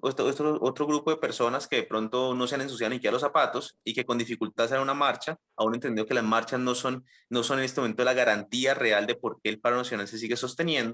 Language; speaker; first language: Spanish; native; Spanish